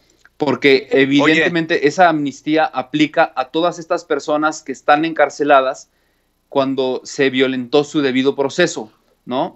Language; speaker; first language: Spanish; native; Spanish